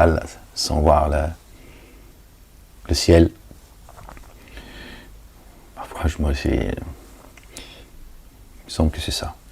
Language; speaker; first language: French; native; French